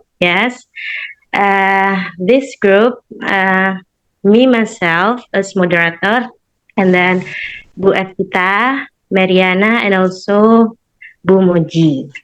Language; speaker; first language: English; non-native, learner; Indonesian